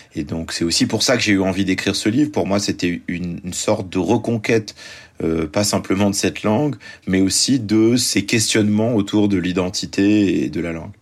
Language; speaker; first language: French; early bilingual, other home language; Arabic